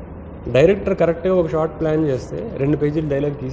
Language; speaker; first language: Telugu; native; Telugu